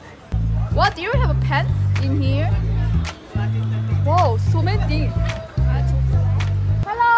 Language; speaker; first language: English; non-native, learner; Korean